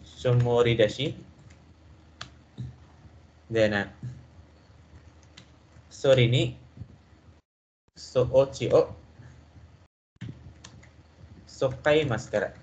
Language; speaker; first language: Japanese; non-native, fluent; Filipino